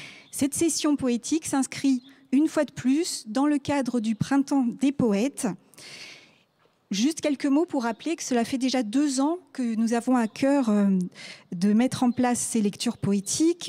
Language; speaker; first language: French; native; French